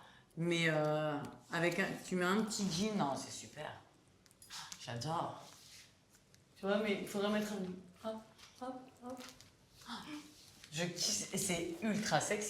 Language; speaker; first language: French; native; French